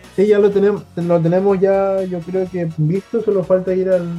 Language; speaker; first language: Spanish; native; Spanish